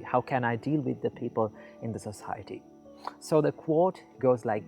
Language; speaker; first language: English; non-native, local second language; Sinhala